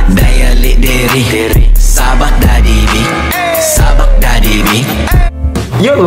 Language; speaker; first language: English; non-native, local second language; Filipino